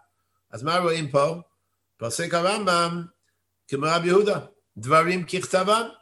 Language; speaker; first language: Hebrew; non-native, fluent; English